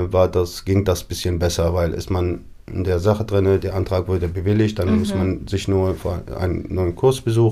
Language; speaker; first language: German; non-native, fluent; Arabic